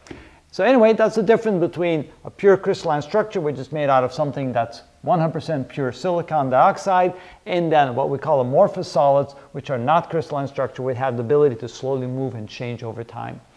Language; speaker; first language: English; non-native, fluent; Dutch